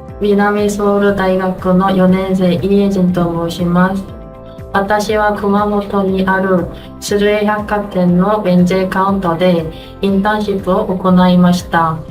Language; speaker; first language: Japanese; non-native, learner; Korean